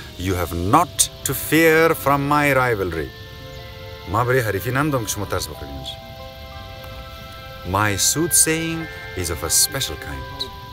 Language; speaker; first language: English; non-native, local second language; Hazaragi